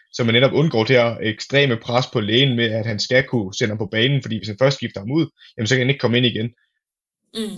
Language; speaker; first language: Danish; native; Danish